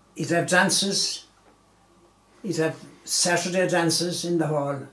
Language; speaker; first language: English; native; English